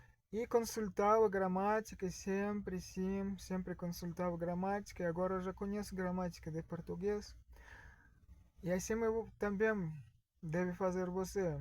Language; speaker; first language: Portuguese; non-native, learner; Russian